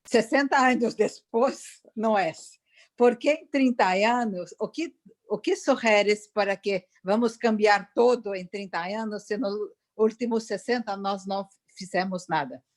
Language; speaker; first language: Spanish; non-native, learner; Portuguese